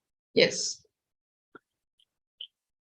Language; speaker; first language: English; non-native, learner; Spanish